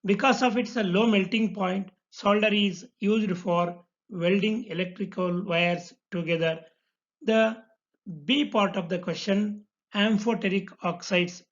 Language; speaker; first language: English; non-native, local second language; Kannada